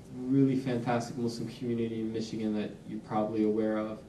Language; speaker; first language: English; native; English